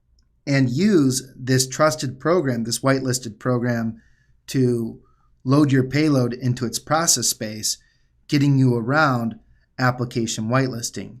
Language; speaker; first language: English; native; English